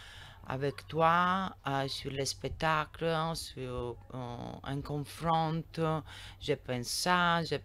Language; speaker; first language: French; non-native, learner; Italian